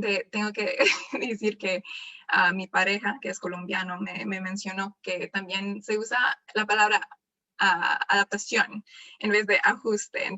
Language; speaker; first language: Spanish; non-native, fluent; English